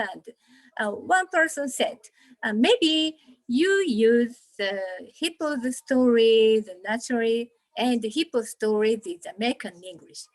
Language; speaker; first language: English; non-native, learner; Japanese